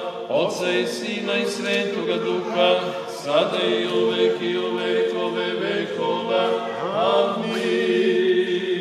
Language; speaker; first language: Bosnian; native; Bosnian